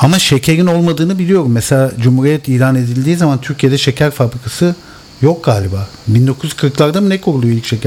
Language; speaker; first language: Turkish; native; Turkish